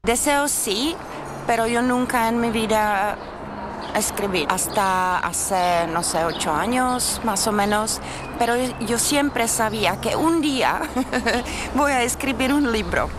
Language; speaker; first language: Spanish; non-native, fluent; Czech